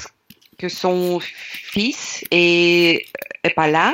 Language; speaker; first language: French; non-native, learner; Russian